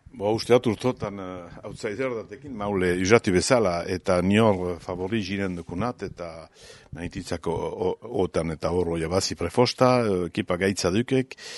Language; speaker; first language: Basque; native; Basque